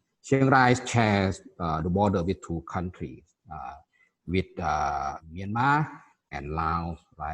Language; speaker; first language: English; non-native, fluent; Thai